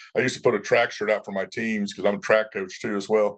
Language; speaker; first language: English; native; English